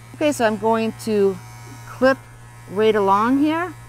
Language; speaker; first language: English; native; English